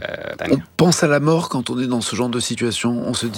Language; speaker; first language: French; native; French